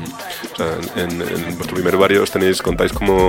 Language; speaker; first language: Spanish; native; Spanish